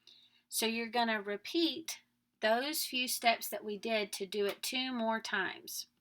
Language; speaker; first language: English; native; English